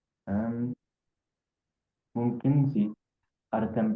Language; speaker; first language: Indonesian; non-native, fluent; English